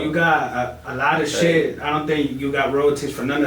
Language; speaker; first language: English; native; English